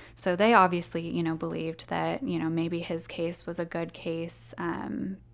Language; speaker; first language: English; native; English